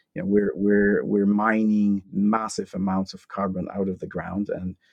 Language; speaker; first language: English; non-native, fluent; Polish